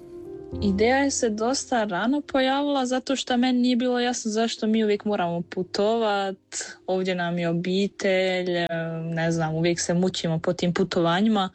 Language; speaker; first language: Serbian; early bilingual, heritage; Croatian